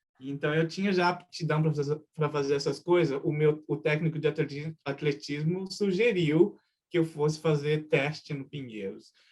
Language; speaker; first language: Portuguese; early bilingual, other home language; Japanese